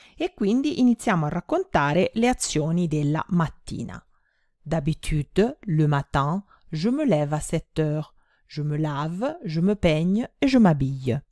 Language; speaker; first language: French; non-native, fluent; Italian